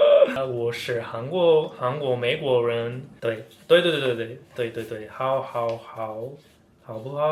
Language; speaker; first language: Chinese; non-native, learner; English